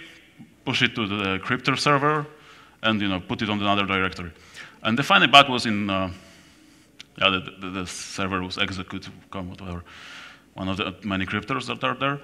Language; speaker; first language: English; non-native, fluent; Polish